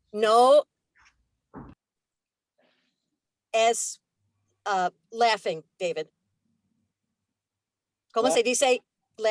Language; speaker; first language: Spanish; non-native, learner; English